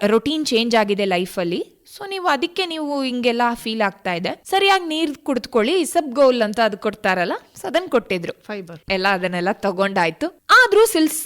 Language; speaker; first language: Kannada; non-native, local second language; Tulu